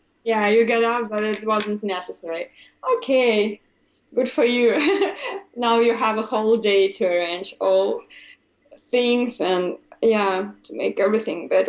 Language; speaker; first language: English; non-native, fluent; Russian